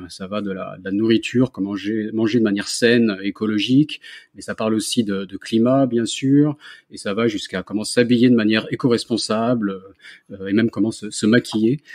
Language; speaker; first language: French; native; French